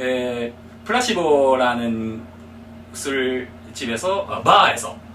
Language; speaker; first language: Korean; non-native, fluent; Japanese